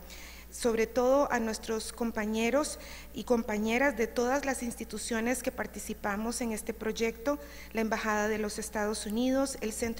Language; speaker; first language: Spanish; native; Spanish